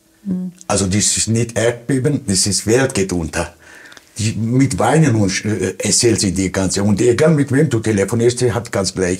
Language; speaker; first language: German; non-native, local second language; Turkish